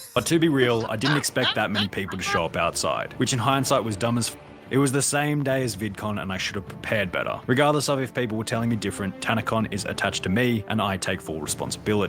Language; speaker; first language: English; native; English